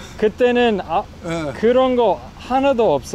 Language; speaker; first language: Korean; non-native, fluent; English